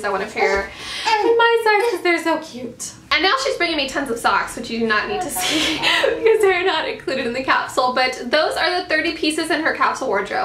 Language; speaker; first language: English; native; English